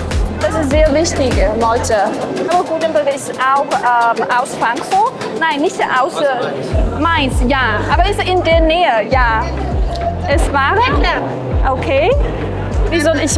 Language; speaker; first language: German; non-native, learner; Chinese